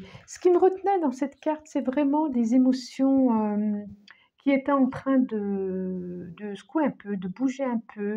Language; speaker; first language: French; native; French